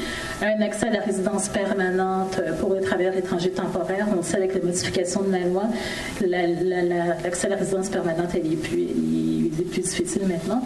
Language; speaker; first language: French; native; French